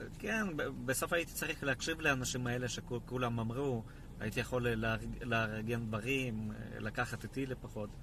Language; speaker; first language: Hebrew; non-native, fluent; Russian